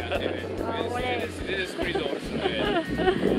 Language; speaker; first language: Turkish; non-native, fluent; Japanese